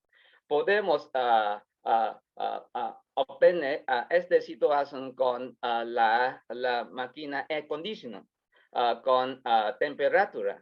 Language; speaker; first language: Spanish; non-native, learner; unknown